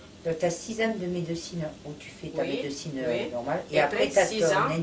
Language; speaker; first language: French; native; French